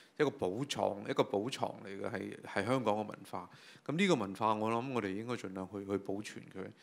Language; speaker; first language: Cantonese; native; Cantonese